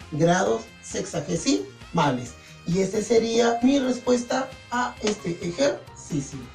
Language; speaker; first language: Spanish; native; Spanish